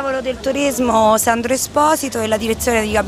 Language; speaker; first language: Italian; native; Italian